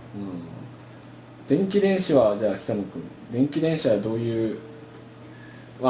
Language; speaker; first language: Japanese; native; Japanese